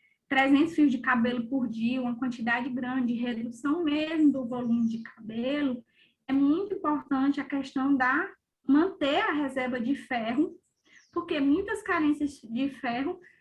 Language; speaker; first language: Portuguese; native; Portuguese